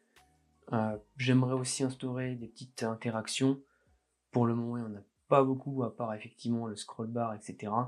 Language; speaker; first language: French; native; French